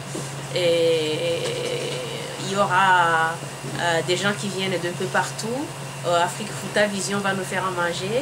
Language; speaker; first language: French; non-native, local second language; Kinyarwanda